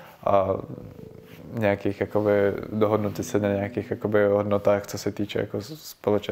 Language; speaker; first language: Czech; early bilingual, other home language; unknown